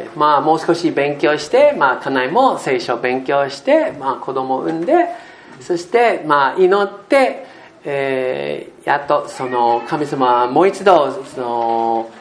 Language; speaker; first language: Japanese; non-native, learner; English